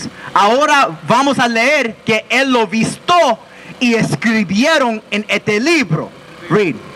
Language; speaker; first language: Spanish; non-native, learner; English